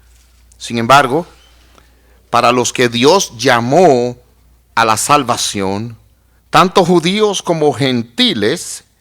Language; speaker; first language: Spanish; native; Spanish